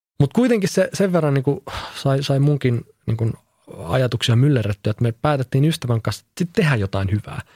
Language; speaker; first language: Finnish; native; Finnish